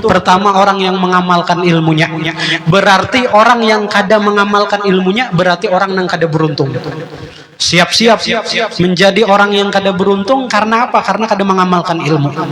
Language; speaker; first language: Indonesian; non-native, local second language; Banjar